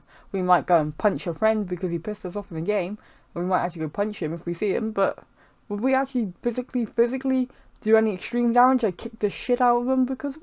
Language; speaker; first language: English; native; English